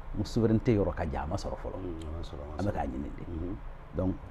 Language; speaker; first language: French; non-native, local second language; Bambara